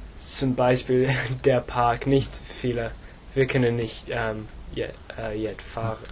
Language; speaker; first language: German; non-native, learner; English